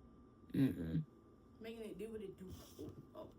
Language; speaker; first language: English; native; English